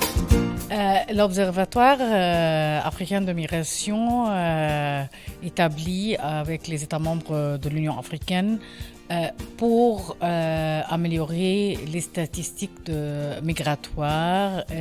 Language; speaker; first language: French; non-native, learner; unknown